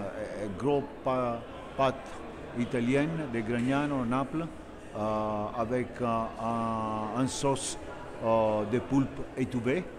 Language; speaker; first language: French; non-native, fluent; Italian